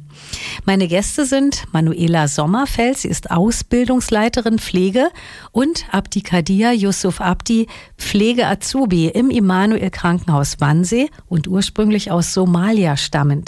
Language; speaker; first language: German; native; German